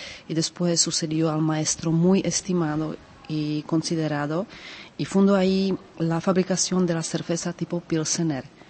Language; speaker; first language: Spanish; non-native, fluent; Czech